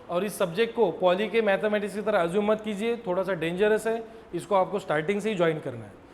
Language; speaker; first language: Hindi; non-native, local second language; Marathi